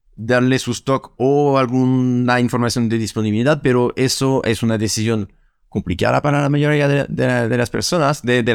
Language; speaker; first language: Spanish; non-native, fluent; French